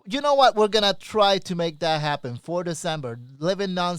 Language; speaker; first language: English; native; English